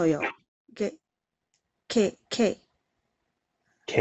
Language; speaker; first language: Korean; non-native, learner; English